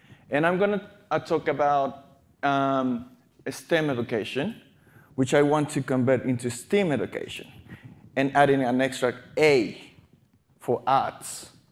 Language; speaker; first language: English; non-native, fluent; Spanish